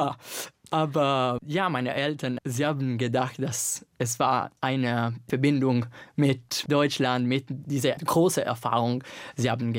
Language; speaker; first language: German; non-native, learner; Italian